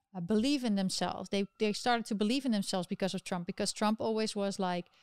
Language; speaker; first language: English; non-native, fluent; Dutch